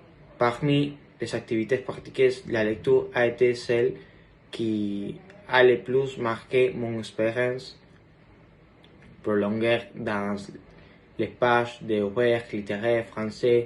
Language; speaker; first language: French; non-native, learner; Spanish